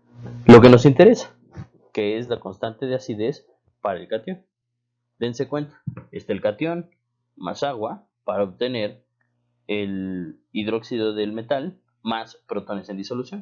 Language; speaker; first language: Spanish; native; Spanish